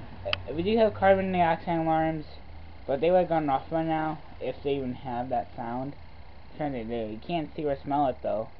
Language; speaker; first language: English; native; English